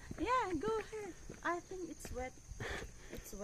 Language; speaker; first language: English; non-native, local second language; Cebuano